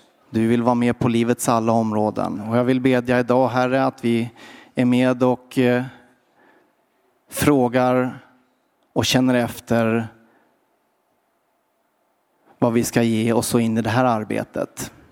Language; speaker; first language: Swedish; native; Swedish